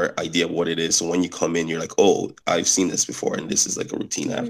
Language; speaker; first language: English; native; English